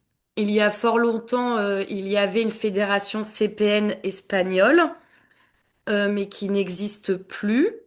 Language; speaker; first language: French; native; French